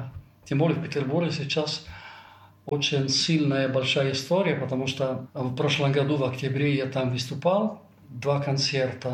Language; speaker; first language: Russian; non-native, fluent; Italian